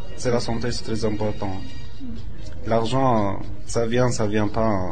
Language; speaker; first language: French; non-native, learner; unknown